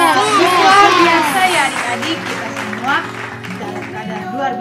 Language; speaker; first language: Indonesian; native; Indonesian